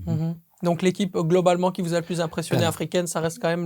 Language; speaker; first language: French; native; French